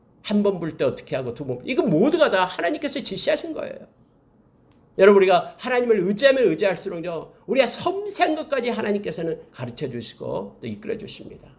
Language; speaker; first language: Korean; native; Korean